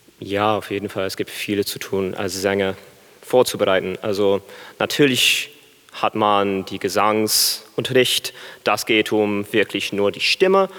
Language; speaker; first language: German; non-native, learner; English